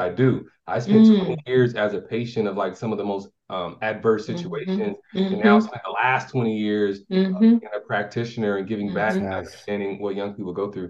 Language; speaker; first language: English; native; English